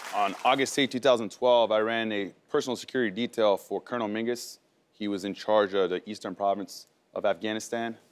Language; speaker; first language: English; early bilingual, other home language; French